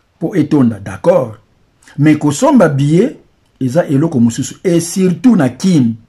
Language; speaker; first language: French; non-native, local second language; Lingala